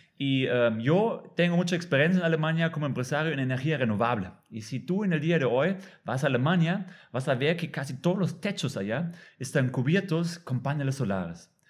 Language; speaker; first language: Spanish; non-native, fluent; German